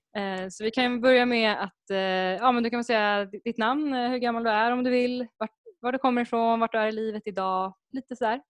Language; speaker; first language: Swedish; native; Swedish